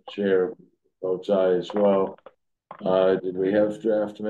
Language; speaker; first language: English; native; English